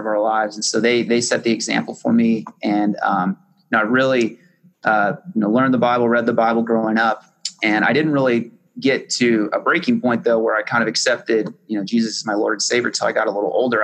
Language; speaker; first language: English; native; English